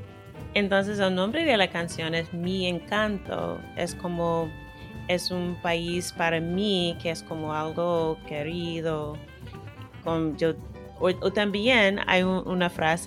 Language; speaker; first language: Spanish; non-native, fluent; English